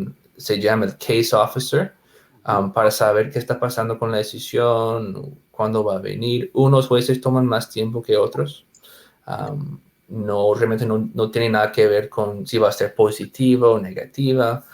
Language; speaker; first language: Spanish; non-native, fluent; English